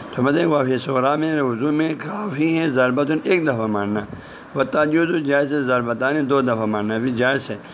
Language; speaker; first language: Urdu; non-native, local second language; Balti